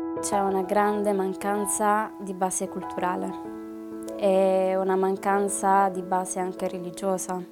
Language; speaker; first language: Italian; early bilingual, other home language; Arabic